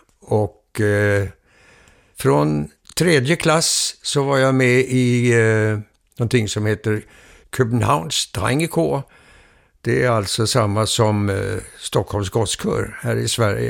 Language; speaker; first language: Swedish; early bilingual, heritage; Swedish